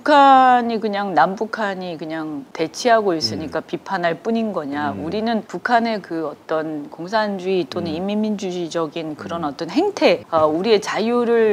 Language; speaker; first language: Korean; native; Korean